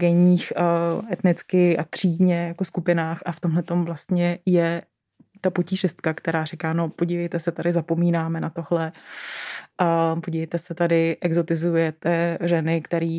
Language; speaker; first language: Czech; native; Czech